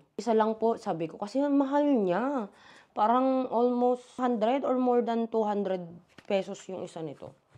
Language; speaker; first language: Filipino; native; Filipino